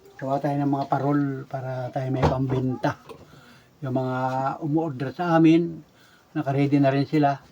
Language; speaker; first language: Filipino; native; Filipino